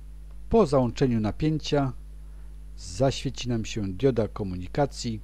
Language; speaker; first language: Polish; native; Polish